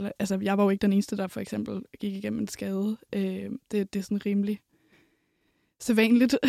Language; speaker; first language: Danish; native; Danish